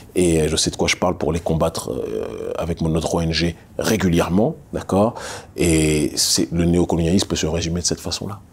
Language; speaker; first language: French; native; French